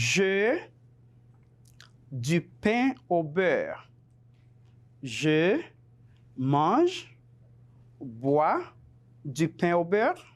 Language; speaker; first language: French; non-native, fluent; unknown